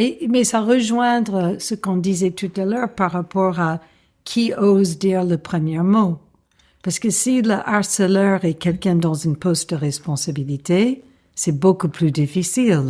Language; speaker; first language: French; non-native, fluent; English